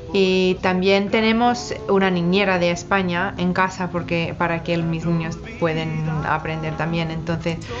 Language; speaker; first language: Spanish; non-native, fluent; English